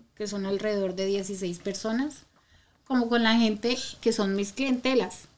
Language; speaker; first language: Spanish; native; Spanish